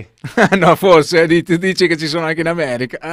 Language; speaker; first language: Italian; native; Italian